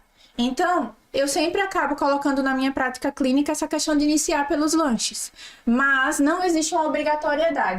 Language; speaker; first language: Portuguese; native; Portuguese